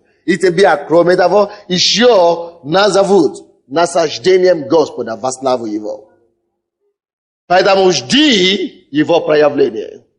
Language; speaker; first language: Russian; non-native, fluent; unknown